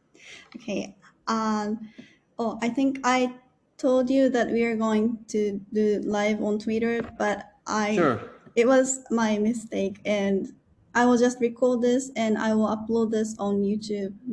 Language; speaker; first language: English; non-native, learner; Japanese